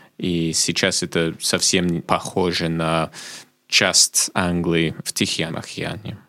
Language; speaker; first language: Russian; non-native, fluent; English